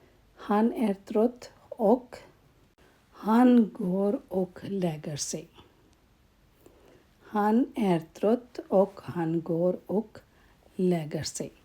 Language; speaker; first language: Swedish; non-native, fluent; Urdu